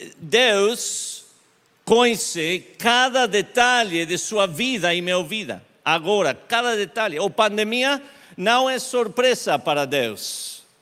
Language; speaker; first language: Portuguese; non-native, learner; Spanish